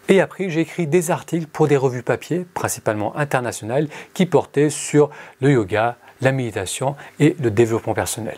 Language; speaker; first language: French; early bilingual, other home language; Arabic